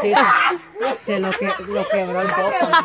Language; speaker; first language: Spanish; native; Spanish